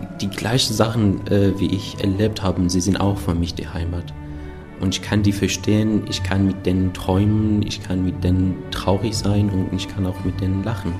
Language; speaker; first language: German; non-native, fluent; Persian